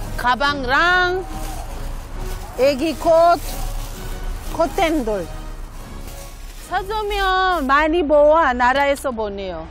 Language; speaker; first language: Korean; non-native, learner; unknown